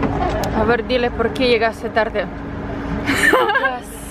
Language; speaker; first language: Spanish; non-native, learner; Ukrainian